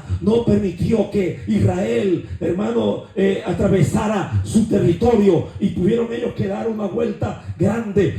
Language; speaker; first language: Spanish; native; Spanish